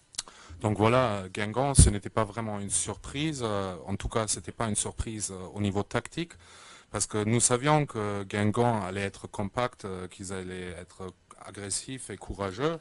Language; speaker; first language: French; native; French